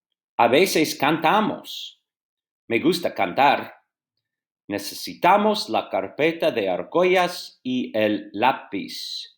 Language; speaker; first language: Spanish; non-native, fluent; English